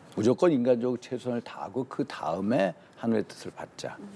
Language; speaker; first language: Korean; native; Korean